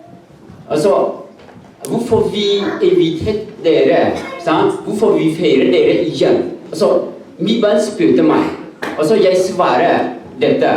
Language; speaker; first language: Norwegian; non-native, learner; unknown